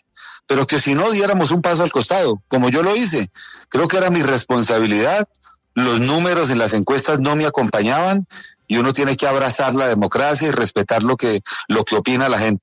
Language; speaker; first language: Spanish; native; Spanish